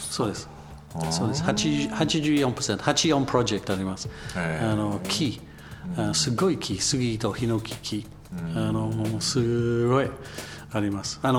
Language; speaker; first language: Japanese; non-native, learner; English